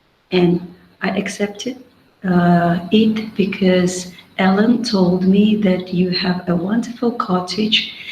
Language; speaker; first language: English; non-native, learner; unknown